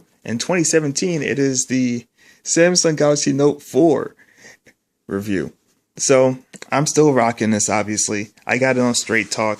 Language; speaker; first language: English; native; English